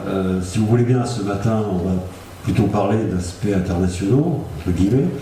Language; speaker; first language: French; native; French